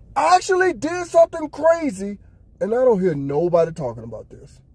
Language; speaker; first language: English; native; English